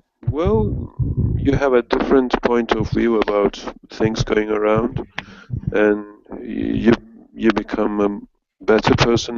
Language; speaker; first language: English; non-native, fluent; Turkish